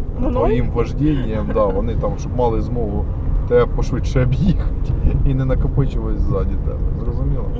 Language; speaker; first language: Ukrainian; non-native, local second language; Russian